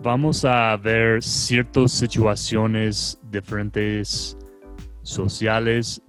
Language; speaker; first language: Spanish; non-native, fluent; English